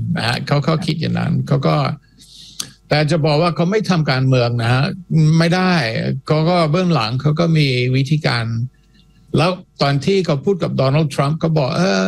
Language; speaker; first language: Thai; non-native, fluent; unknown